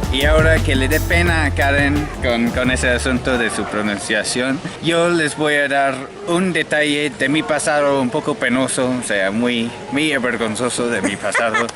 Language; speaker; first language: Spanish; non-native, fluent; English